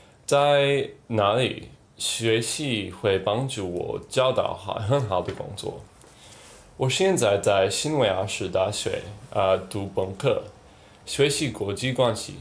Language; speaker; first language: Chinese; non-native, learner; English